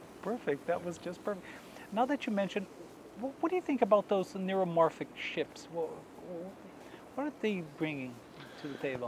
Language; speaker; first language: English; non-native, fluent; Portuguese